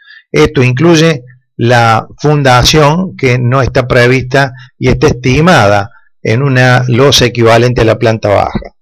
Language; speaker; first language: Spanish; native; Spanish